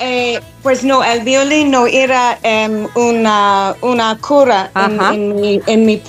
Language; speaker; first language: Spanish; non-native, learner; English